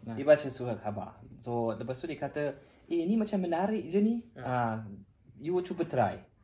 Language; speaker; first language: Malay; non-native, fluent; German